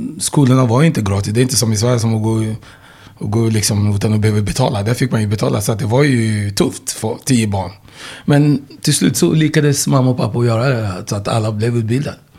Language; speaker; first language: Swedish; non-native, fluent; Igbo